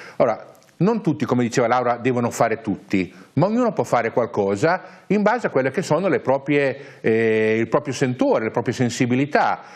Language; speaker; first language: Italian; native; Italian